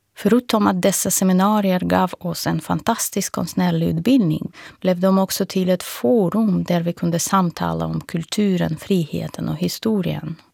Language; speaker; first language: Swedish; non-native, fluent; Russian